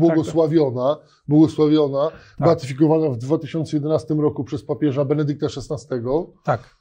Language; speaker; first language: Polish; non-native, learner; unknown